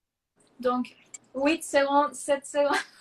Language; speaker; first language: French; non-native, fluent; Spanish